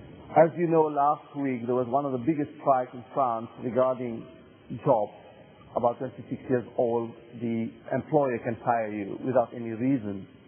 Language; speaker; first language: English; non-native, fluent; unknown